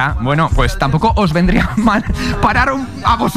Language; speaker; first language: Spanish; native; Spanish